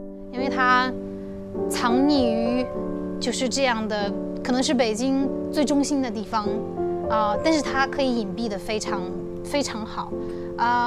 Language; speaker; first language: Chinese; native; Chinese